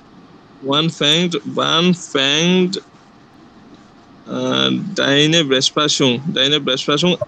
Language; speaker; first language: German; non-native, learner; Bangla